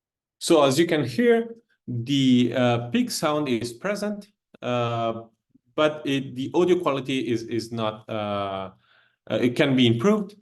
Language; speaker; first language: English; non-native, fluent; Italian